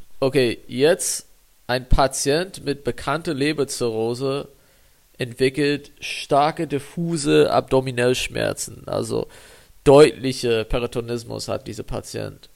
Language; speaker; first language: German; non-native, fluent; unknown